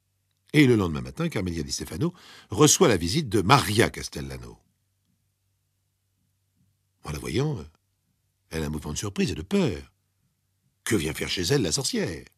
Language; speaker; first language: French; native; French